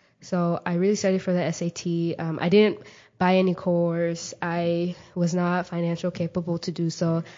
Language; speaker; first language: English; early bilingual, other home language; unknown